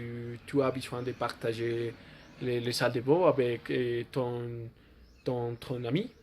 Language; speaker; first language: French; non-native, learner; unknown